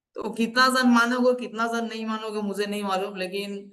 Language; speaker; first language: Hindi; non-native, local second language; Bangla